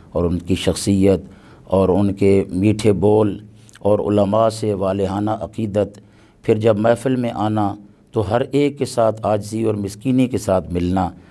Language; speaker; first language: Urdu; non-native, local second language; Punjabi